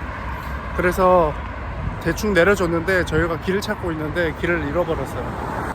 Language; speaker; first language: Korean; native; Korean